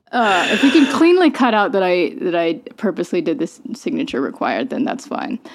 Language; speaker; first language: English; native; English